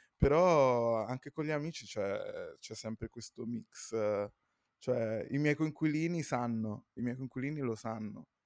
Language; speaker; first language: Italian; native; Italian